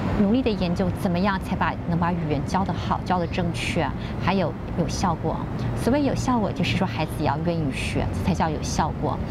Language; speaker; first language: Chinese; native; Chinese